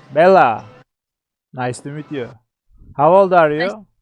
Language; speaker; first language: English; non-native, learner; Turkish